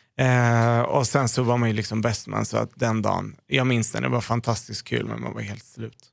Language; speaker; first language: Swedish; early bilingual, other home language; Arabic